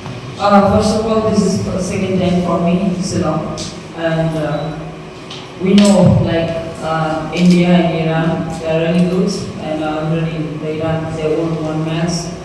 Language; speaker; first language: English; non-native, fluent; Nepali